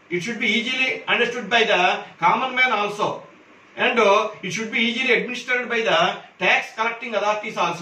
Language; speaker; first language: English; non-native, local second language; Telugu